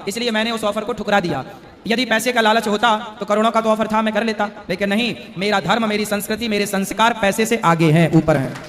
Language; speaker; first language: Hindi; native; Hindi